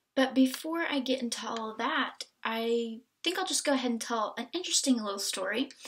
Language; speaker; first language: English; native; English